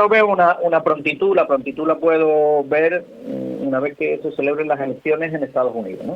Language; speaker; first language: Spanish; native; Spanish